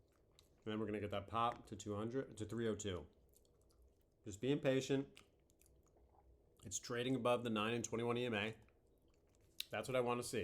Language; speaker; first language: English; native; English